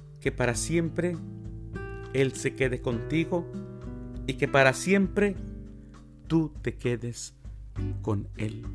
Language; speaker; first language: Spanish; native; Spanish